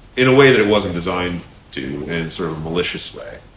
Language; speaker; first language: English; native; English